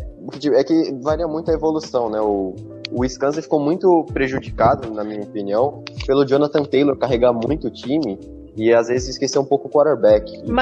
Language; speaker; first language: Portuguese; native; Portuguese